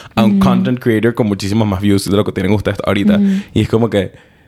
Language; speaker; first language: Spanish; early bilingual, heritage; Spanish